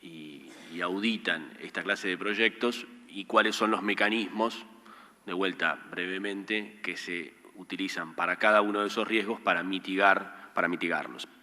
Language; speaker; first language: Spanish; native; Spanish